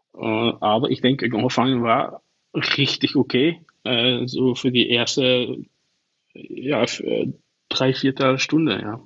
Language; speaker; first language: German; non-native, learner; Dutch